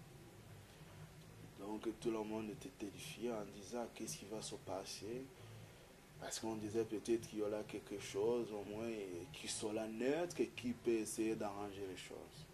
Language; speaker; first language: French; non-native, fluent; Kinyarwanda